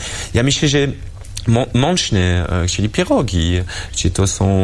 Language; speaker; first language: Polish; early bilingual, heritage; French